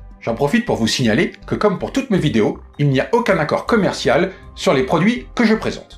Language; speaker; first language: French; native; French